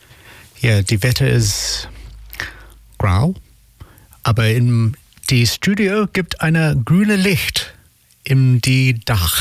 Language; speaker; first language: German; non-native, learner; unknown